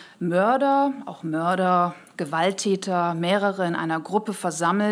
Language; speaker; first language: German; native; German